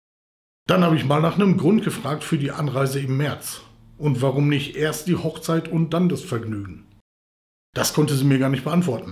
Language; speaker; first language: German; native; German